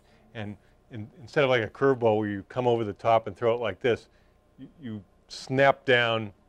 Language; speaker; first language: English; native; English